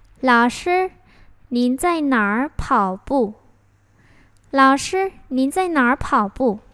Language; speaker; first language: Chinese; non-native, fluent; Vietnamese